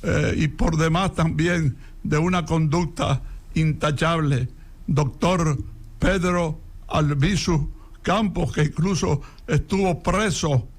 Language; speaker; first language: Spanish; native; Spanish